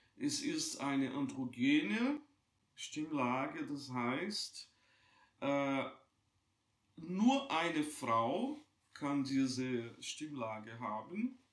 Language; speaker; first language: German; non-native, fluent; Portuguese